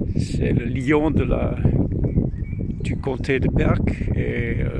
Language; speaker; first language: French; non-native, learner; German